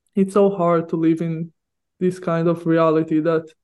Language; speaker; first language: English; non-native, fluent; Hebrew